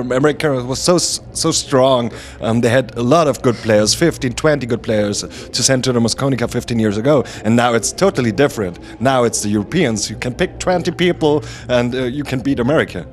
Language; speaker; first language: English; non-native, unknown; German